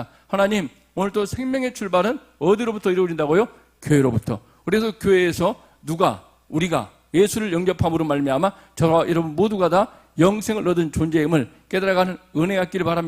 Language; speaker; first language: Korean; native; Korean